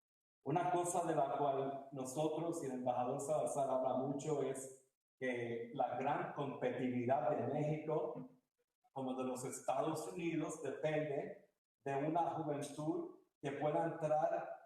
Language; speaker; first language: Spanish; early bilingual, heritage; Spanish